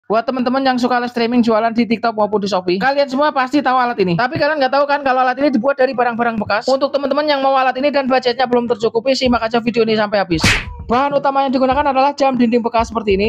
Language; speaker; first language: Indonesian; native; Indonesian